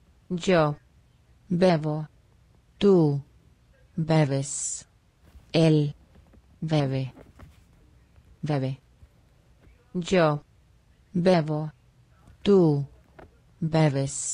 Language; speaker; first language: Spanish; non-native, learner; English